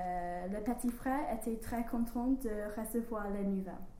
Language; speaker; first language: French; non-native, learner; English